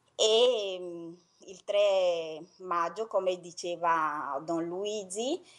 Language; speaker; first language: Italian; non-native, fluent; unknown